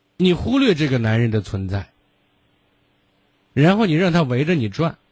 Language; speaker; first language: Chinese; native; Chinese